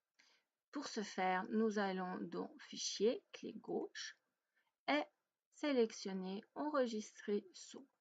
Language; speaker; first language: French; native; French